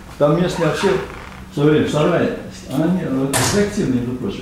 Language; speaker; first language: Russian; native; Russian